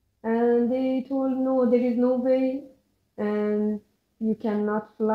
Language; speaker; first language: English; non-native, learner; Persian